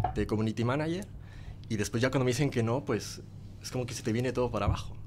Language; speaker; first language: Spanish; native; Spanish